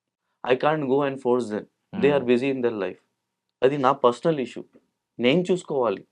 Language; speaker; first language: Telugu; non-native, local second language; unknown